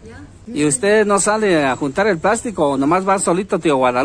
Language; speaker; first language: Spanish; native; Spanish